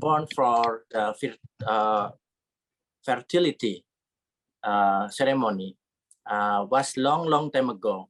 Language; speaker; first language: English; non-native, learner; Indonesian